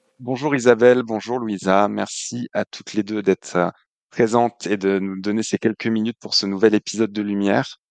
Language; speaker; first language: French; native; French